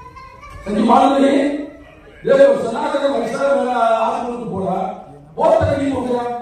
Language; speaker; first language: Hindi; non-native, local second language; Tamil